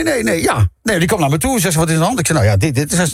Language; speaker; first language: Dutch; native; Dutch